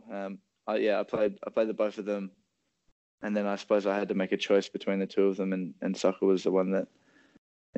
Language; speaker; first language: English; native; English